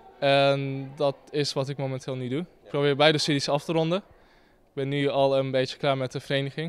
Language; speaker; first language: Dutch; early bilingual, other home language; Turkish